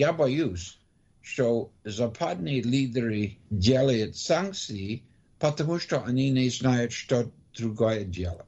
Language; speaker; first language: Russian; non-native, learner; English